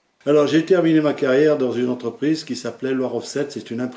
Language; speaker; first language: French; native; French